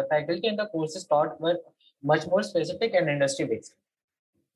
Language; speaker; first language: English; non-native, local second language; Hindi